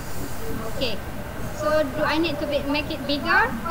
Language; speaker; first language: English; non-native, local second language; Malay